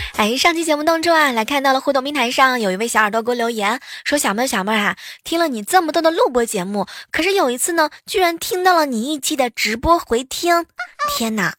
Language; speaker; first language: Chinese; native; Chinese